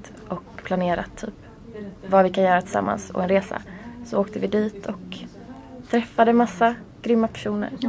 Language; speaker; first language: Swedish; native; Swedish